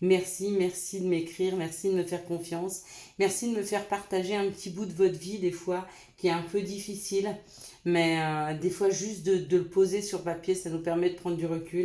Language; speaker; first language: French; native; French